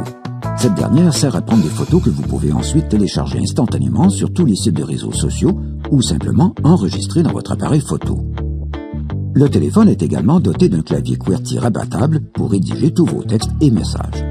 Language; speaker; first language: French; native; French